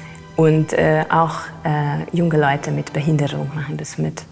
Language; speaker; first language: German; non-native, fluent; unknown